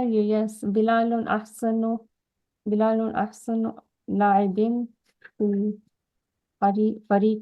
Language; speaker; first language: Arabic; non-native, learner; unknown